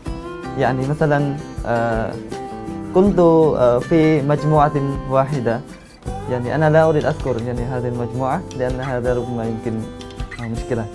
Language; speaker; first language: Arabic; non-native, fluent; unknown